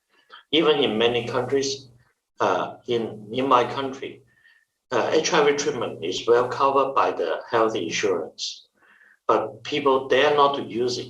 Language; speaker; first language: English; non-native, fluent; Chinese